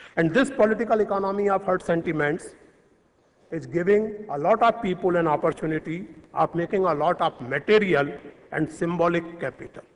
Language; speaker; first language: English; non-native, local second language; Hindi